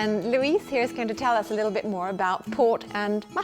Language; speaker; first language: English; non-native, fluent; Norwegian